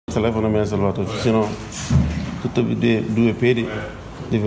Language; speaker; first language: Italian; non-native, learner; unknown